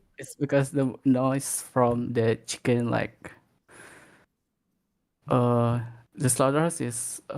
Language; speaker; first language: English; non-native, learner; Indonesian